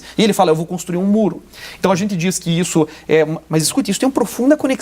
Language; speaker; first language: Portuguese; native; Portuguese